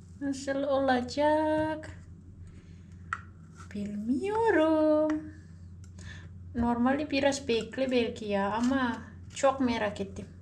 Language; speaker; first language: Turkish; non-native, learner; Indonesian